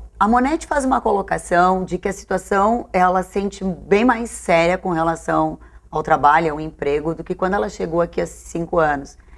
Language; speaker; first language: Portuguese; native; Portuguese